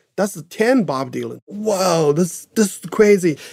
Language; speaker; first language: English; non-native, fluent; Chinese